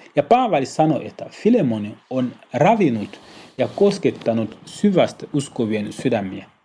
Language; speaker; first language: Finnish; non-native, learner; Swahili